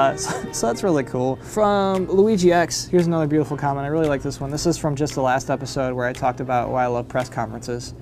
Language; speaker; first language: English; native; English